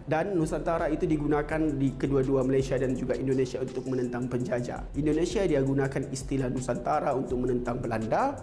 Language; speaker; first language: Malay; native; Malay